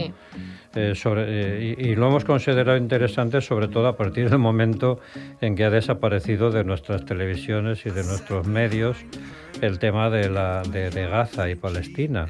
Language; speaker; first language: Spanish; native; Spanish